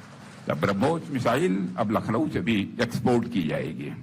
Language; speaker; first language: Hindi; native; Hindi